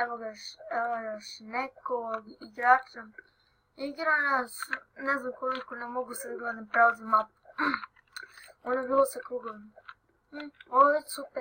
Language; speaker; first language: Bosnian; native; Bosnian